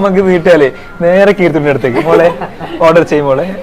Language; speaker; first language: Malayalam; non-native, learner; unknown